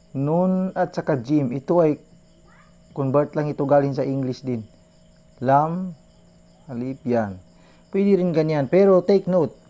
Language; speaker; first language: Filipino; non-native, local second language; Maranao